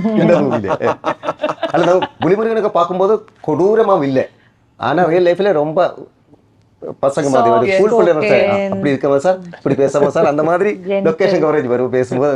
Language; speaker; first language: Tamil; non-native, learner; Malayalam